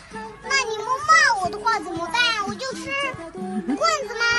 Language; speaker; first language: Chinese; non-native, local second language; Uyghur